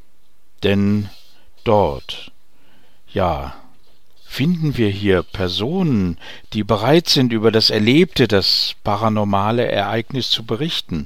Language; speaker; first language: German; native; German